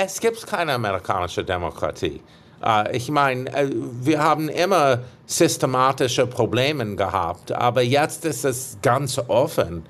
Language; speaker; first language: German; non-native, fluent; English